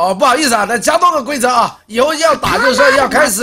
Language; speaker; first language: Chinese; native; Chinese